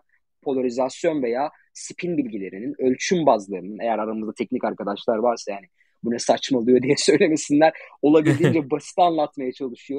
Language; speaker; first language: Turkish; native; Turkish